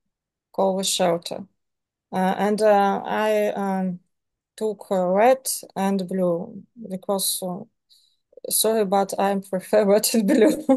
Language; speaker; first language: English; non-native, learner; Serbian